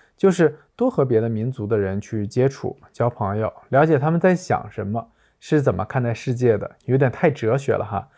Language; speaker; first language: Chinese; native; Chinese